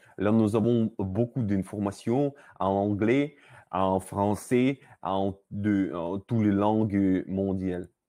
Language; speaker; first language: French; non-native, learner; Russian